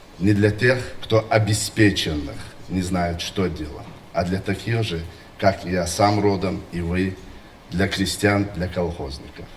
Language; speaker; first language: Russian; non-native, local second language; Chechen